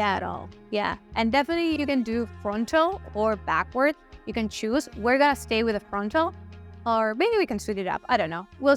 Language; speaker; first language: English; non-native, fluent; Italian